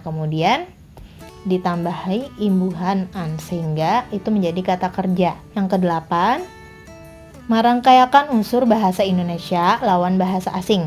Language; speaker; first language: Indonesian; non-native, local second language; Banjar